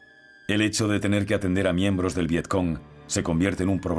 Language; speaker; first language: Spanish; native; Spanish